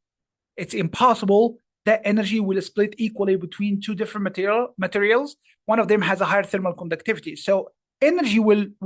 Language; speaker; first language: English; non-native, fluent; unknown